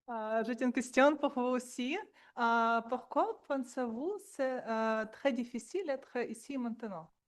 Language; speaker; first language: French; non-native, learner; Russian